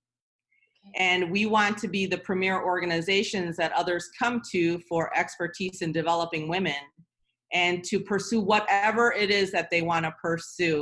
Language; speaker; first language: English; early bilingual, other home language; Korean